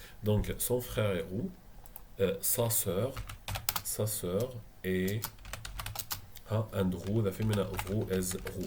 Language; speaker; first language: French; non-native, fluent; Arabic